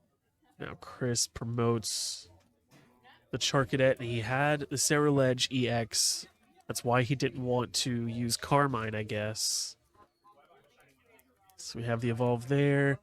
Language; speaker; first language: English; native; English